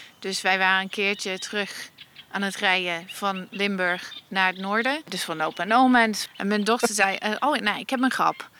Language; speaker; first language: Dutch; non-native, fluent; English